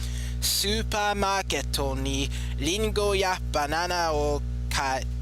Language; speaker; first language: Japanese; non-native, learner; English